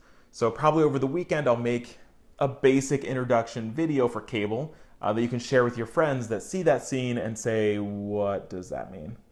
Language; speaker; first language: English; native; English